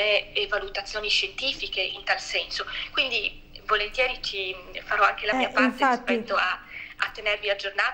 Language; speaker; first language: Italian; native; Italian